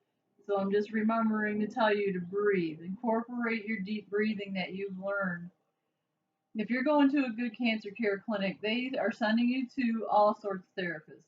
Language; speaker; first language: English; native; English